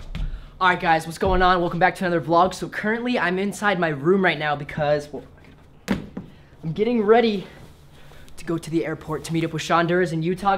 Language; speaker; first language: English; native; English